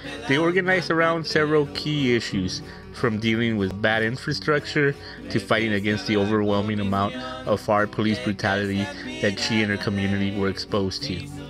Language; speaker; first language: English; native; English